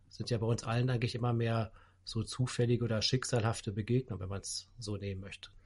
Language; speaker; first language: German; native; German